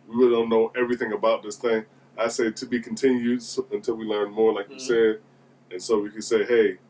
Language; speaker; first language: English; native; English